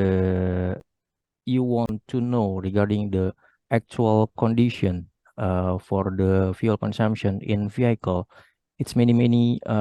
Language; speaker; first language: English; non-native, learner; Indonesian